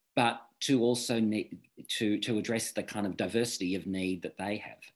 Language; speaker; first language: English; native; English